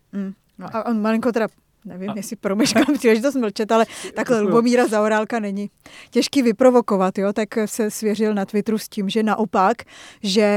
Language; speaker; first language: Czech; native; Czech